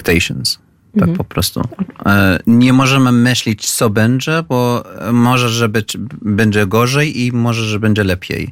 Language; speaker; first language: Polish; non-native, fluent; Arabic